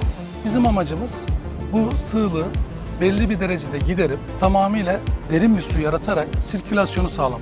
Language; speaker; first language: Turkish; native; Turkish